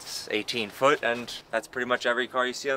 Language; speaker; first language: English; native; English